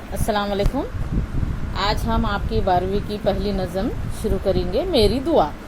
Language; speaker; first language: Urdu; native; Urdu